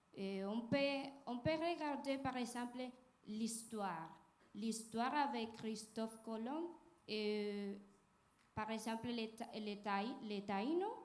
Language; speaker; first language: French; non-native, fluent; Spanish